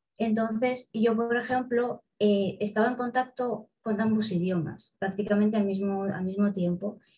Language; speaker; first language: Spanish; early bilingual, other home language; Russian